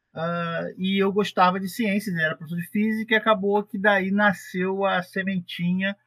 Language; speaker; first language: Portuguese; native; Portuguese